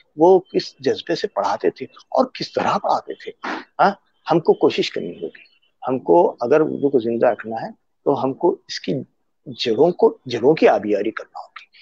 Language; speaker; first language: Urdu; native; Urdu